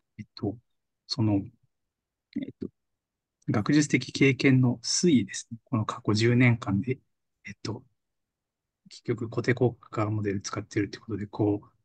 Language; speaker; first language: Japanese; native; Japanese